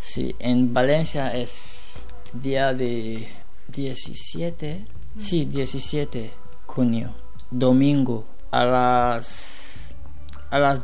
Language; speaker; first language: Spanish; non-native, learner; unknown